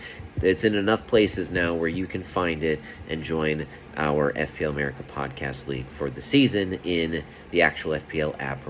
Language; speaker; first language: English; native; English